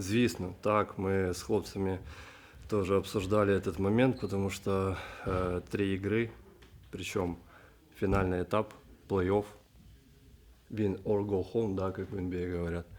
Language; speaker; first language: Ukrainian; non-native, local second language; Russian